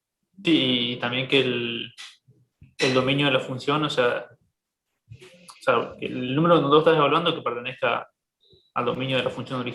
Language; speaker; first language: Spanish; native; Spanish